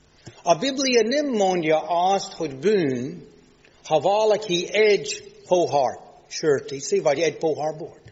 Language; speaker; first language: Hungarian; non-native, fluent; English